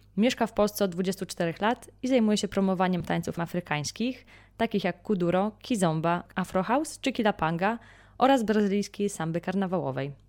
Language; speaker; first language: Polish; native; Polish